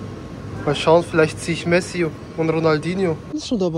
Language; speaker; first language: German; native; German